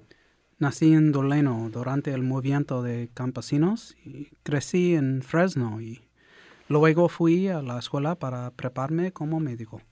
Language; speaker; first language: Spanish; early bilingual, heritage; English